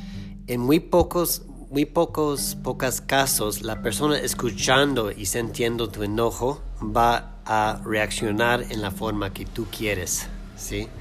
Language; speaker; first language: Spanish; non-native, fluent; English